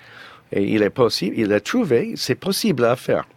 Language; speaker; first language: French; non-native, learner; English